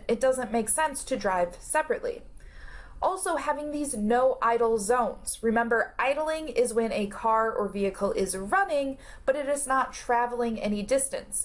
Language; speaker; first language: English; native; English